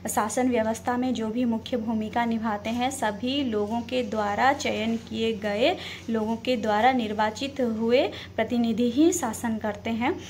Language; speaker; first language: Hindi; native; Hindi